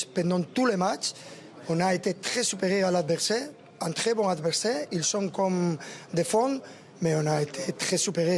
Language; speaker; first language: French; non-native, fluent; Spanish